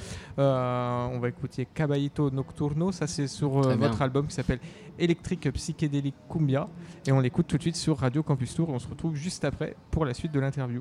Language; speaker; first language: French; native; French